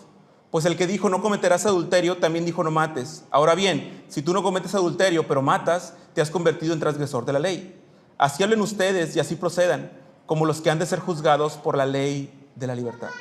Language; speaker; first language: Spanish; native; Spanish